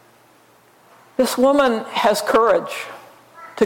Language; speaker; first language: English; native; English